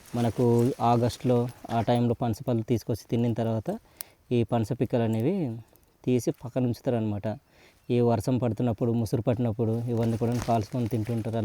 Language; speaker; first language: Telugu; non-native, local second language; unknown